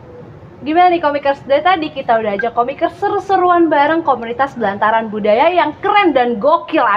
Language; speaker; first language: Indonesian; native; Indonesian